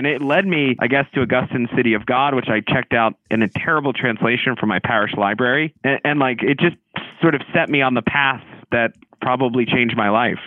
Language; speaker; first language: English; native; English